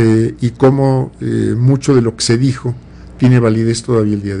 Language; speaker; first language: Spanish; native; Spanish